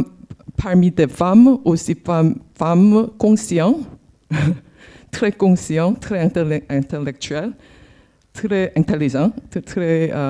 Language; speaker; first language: French; non-native, learner; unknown